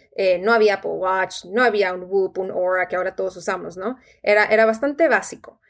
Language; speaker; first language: Spanish; native; Spanish